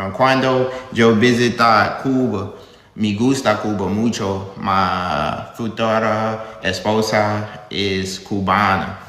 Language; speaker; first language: Spanish; non-native, learner; English